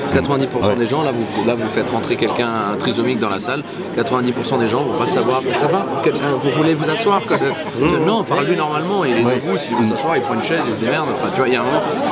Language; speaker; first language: French; native; French